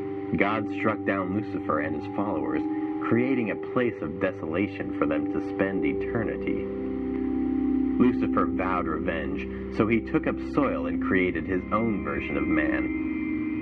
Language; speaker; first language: English; native; English